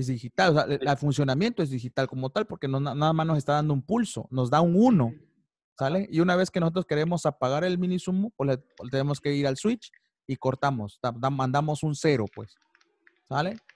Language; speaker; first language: Spanish; native; Spanish